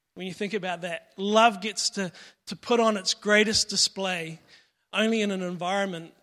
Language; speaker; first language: English; native; English